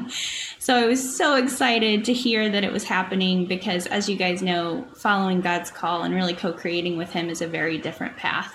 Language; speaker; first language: English; native; English